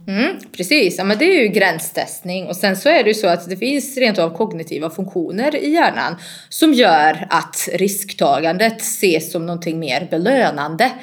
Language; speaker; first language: Swedish; non-native, fluent; Bosnian